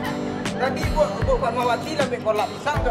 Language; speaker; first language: Indonesian; non-native, local second language; Minangkabau